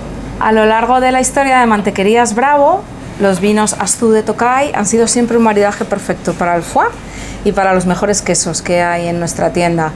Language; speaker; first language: Spanish; native; Spanish